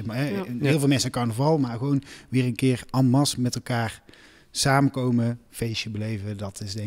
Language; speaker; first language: Dutch; native; Dutch